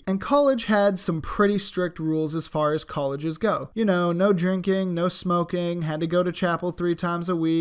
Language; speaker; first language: English; native; English